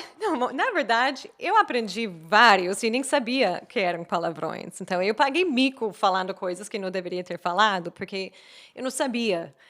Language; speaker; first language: Portuguese; non-native, fluent; English